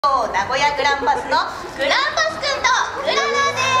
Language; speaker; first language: Japanese; native; Japanese